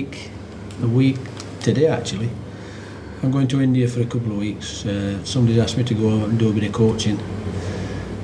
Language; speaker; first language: English; native; English